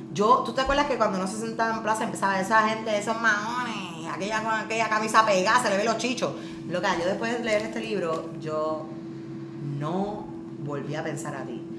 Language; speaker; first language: Spanish; native; Spanish